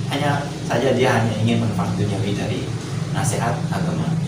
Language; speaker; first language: Indonesian; native; Indonesian